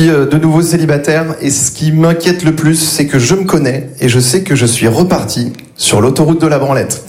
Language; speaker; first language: French; native; French